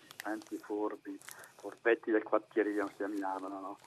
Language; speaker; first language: Italian; native; Italian